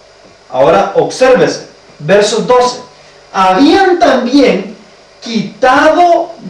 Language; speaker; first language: Spanish; native; Spanish